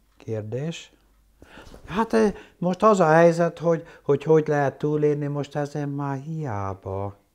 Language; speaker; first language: Hungarian; non-native, local second language; German